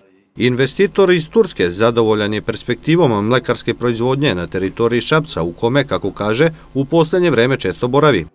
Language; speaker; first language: Serbian; native; Serbian